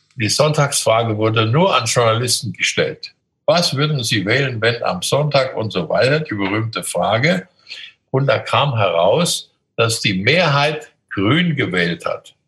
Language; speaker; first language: German; native; German